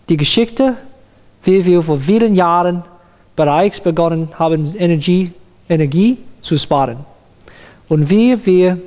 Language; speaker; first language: German; non-native, learner; Cantonese